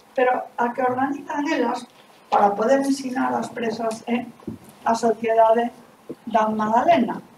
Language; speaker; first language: Galician; non-native, local second language; Spanish